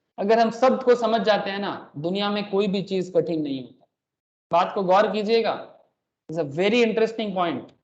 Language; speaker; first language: Hindi; non-native, local second language; Bangla